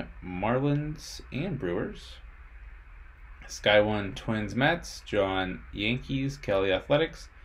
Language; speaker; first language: English; native; English